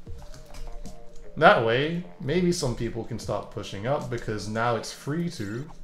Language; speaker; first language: English; native; English